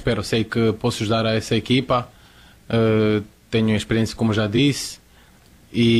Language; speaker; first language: Portuguese; non-native, fluent; Croatian